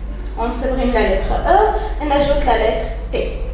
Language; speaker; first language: French; non-native, fluent; Arabic